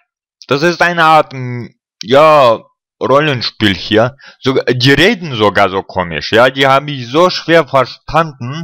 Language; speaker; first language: German; non-native, fluent; Russian